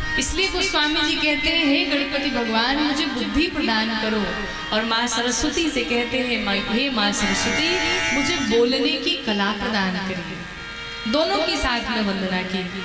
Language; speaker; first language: Hindi; native; Hindi